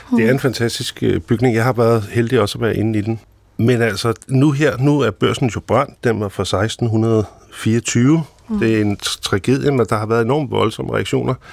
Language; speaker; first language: Danish; native; Danish